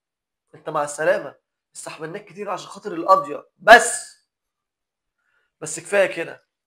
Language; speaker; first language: Arabic; native; Arabic